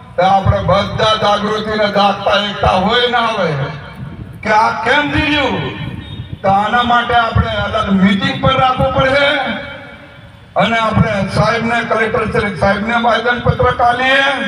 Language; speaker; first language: Gujarati; non-native, local second language; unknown